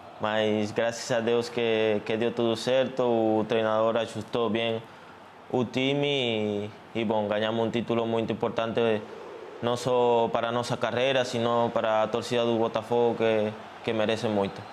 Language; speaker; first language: Portuguese; non-native, learner; Spanish